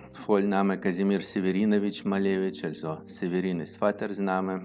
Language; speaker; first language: German; non-native, fluent; Russian